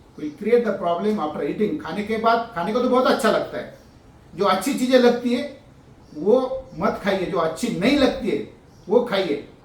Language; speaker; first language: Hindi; non-native, local second language; Marathi